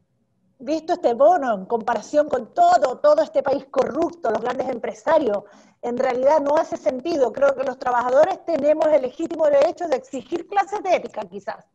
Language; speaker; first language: Spanish; native; Spanish